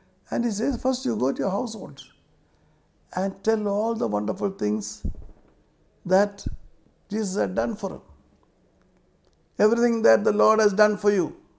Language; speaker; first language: English; non-native, local second language; Malayalam